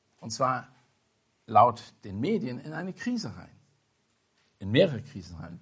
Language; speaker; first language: German; non-native, fluent; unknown